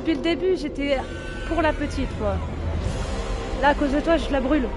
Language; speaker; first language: French; native; French